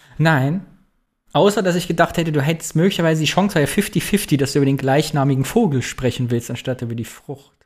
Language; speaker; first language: German; native; German